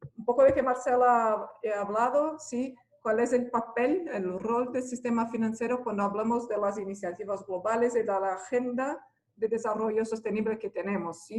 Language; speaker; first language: Spanish; non-native, fluent; Portuguese